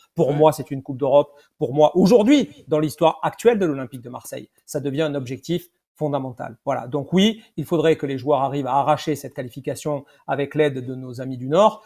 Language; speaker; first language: French; native; French